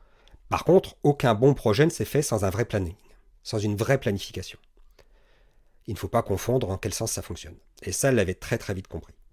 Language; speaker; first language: French; native; French